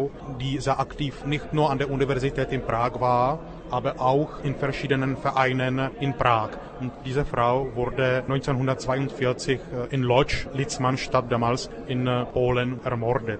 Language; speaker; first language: German; non-native, fluent; Czech